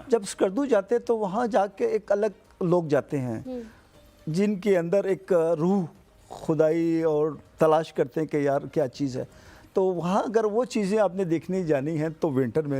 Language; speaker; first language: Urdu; non-native, local second language; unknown